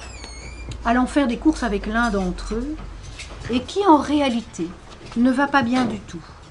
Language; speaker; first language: French; native; French